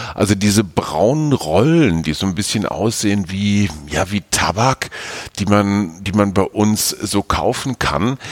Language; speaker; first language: German; native; German